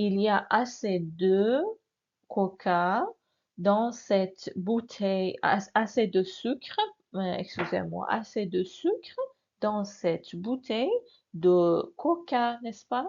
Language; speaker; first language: French; non-native, fluent; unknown